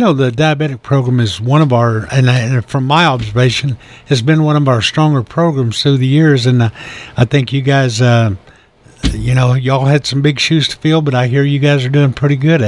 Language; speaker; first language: English; native; English